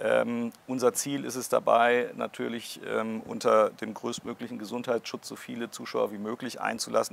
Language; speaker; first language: German; native; German